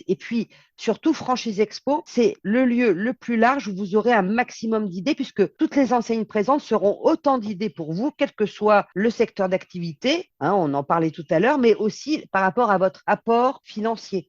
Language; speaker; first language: French; native; French